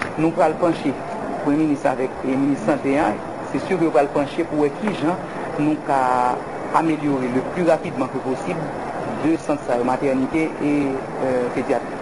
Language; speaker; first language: French; non-native, local second language; Haitian Creole